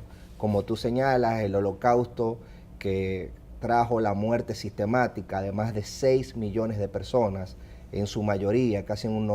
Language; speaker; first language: Spanish; native; Spanish